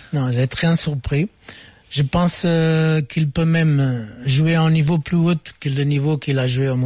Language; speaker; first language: French; non-native, fluent; Portuguese